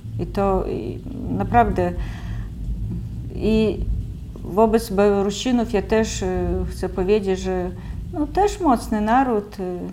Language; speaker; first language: Polish; early bilingual, heritage; Polish